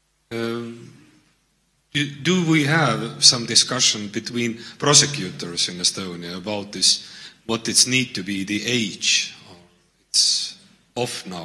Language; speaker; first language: English; non-native, learner; Estonian